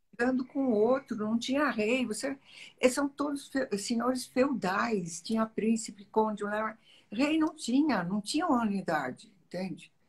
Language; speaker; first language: Portuguese; early bilingual, other home language; Italian